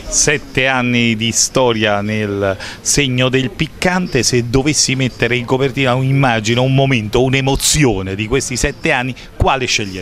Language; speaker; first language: Italian; native; Italian